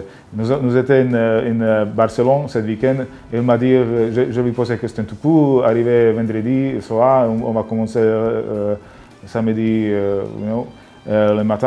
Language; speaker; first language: French; non-native, learner; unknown